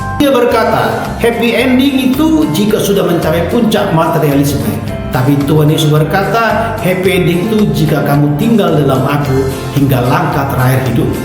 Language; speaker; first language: Indonesian; native; Indonesian